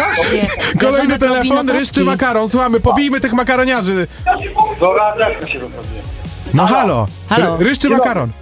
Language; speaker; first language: Polish; native; Polish